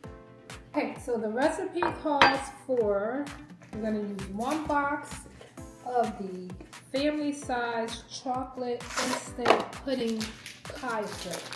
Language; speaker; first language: English; native; English